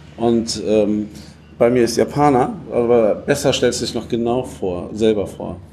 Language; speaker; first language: German; native; German